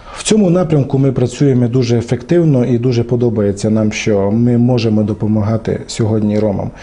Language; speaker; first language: Ukrainian; non-native, local second language; Romany